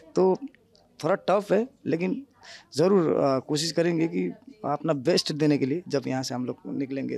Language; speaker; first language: Hindi; non-native, local second language; Nepali